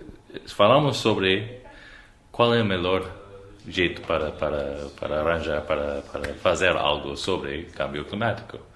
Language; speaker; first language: Portuguese; non-native, learner; English